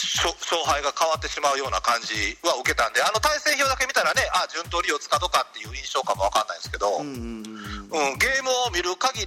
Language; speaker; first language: Japanese; native; Japanese